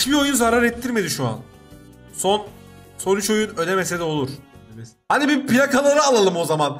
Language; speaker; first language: Turkish; native; Turkish